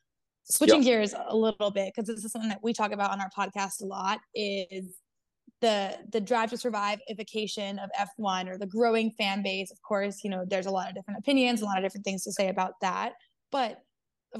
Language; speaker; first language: English; native; English